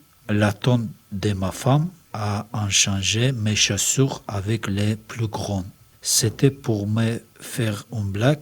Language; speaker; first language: French; non-native, learner; Russian